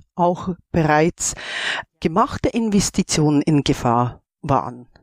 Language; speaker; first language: German; native; German